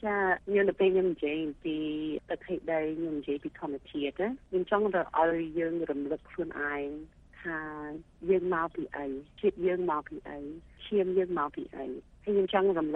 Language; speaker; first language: Khmer; early bilingual, heritage; Khmer